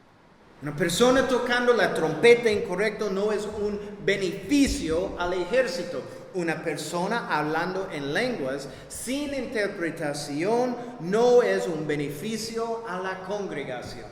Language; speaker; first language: Spanish; non-native, fluent; English